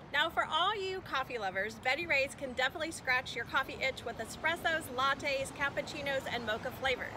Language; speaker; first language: English; native; English